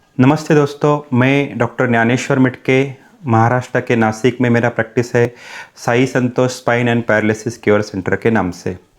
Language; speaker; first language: Hindi; non-native, local second language; Marathi